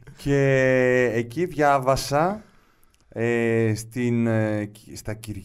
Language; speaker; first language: Greek; native; Greek